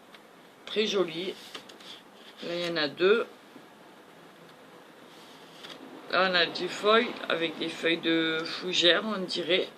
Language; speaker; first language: French; native; French